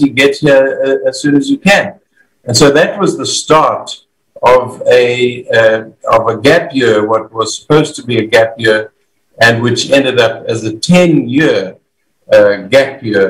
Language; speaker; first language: English; native; English